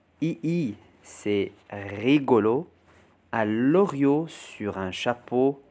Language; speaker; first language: French; non-native, fluent; Arabic